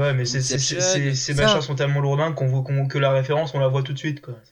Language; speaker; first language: French; native; French